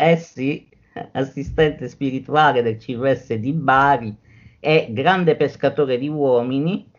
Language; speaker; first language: Italian; native; Italian